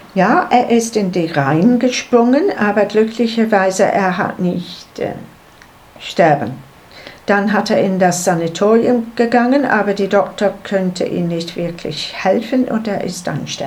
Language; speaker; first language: German; non-native, learner; English